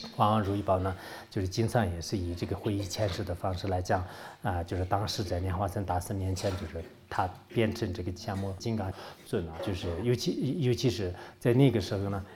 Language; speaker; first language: Chinese; non-native, local second language; Tibetan